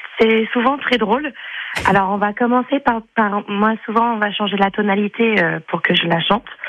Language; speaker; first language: French; non-native, fluent; English